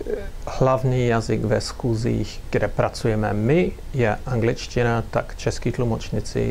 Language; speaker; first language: Czech; non-native, fluent; English